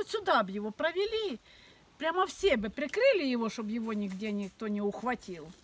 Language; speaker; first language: Russian; native; Russian